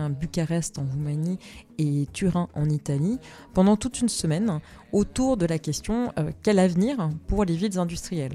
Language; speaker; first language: French; native; French